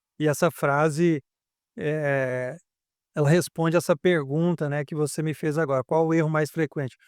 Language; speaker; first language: Portuguese; native; Portuguese